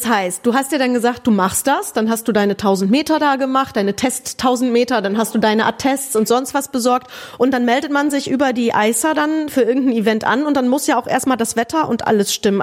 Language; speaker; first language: German; native; German